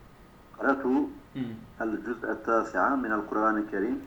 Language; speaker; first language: Arabic; non-native, learner; Turkish